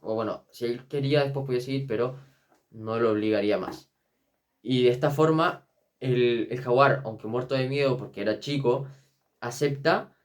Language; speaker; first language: Spanish; native; Spanish